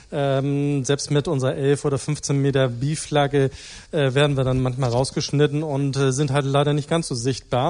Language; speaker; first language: German; native; German